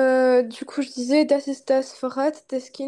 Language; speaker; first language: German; non-native, learner; French